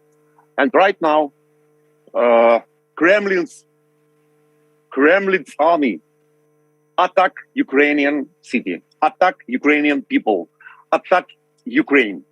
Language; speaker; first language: English; non-native, learner; Russian